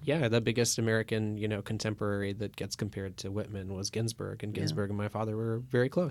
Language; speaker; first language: English; early bilingual, other home language; Russian